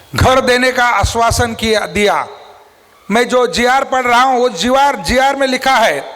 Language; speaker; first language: Hindi; non-native, local second language; Marathi